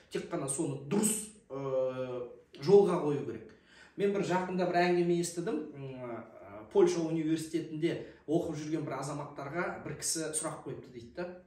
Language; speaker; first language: Kazakh; native; Kazakh